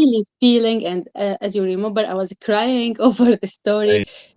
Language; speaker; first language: English; non-native, learner; Arabic